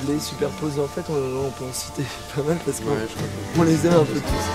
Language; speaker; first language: French; native; French